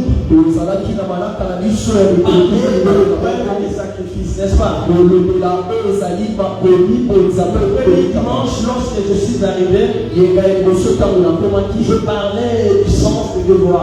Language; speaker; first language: French; non-native, local second language; Lingala